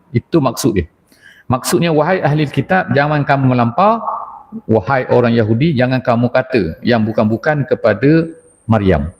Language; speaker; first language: Malay; native; Malay